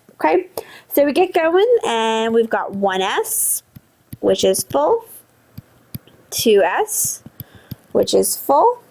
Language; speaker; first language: English; native; English